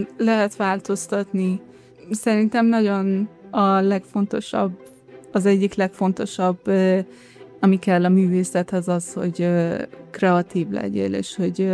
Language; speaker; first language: Hungarian; early bilingual, other home language; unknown